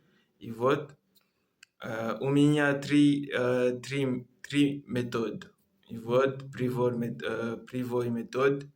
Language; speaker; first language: Russian; non-native, learner; Comorian